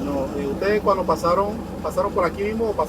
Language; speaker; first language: Spanish; native; Spanish